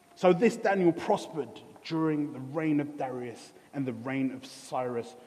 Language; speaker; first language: English; early bilingual, other home language; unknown